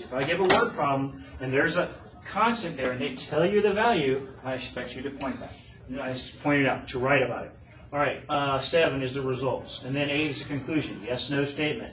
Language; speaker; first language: English; native; English